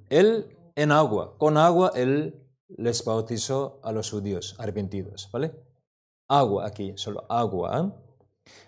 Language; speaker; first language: Spanish; non-native, learner; Korean